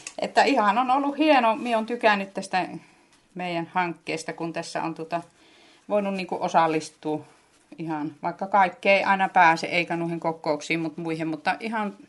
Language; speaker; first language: Finnish; native; Finnish